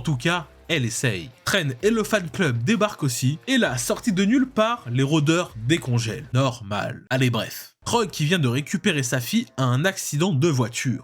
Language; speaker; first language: French; native; French